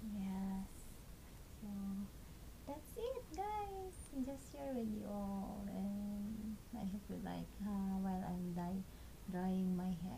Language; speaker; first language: English; non-native, local second language; Cebuano